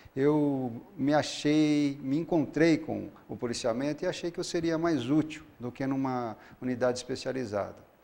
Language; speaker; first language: Portuguese; native; Portuguese